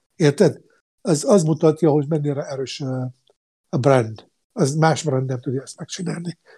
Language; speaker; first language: Hungarian; non-native, fluent; Arabic